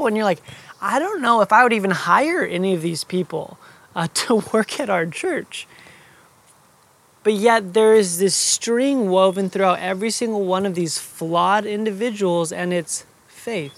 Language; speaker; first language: English; native; English